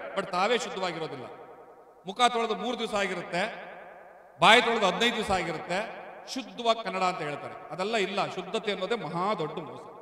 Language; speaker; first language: Kannada; native; Kannada